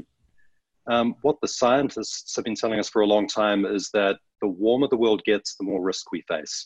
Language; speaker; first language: English; native; English